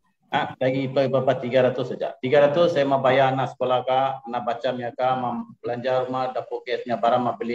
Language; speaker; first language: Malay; non-native, local second language; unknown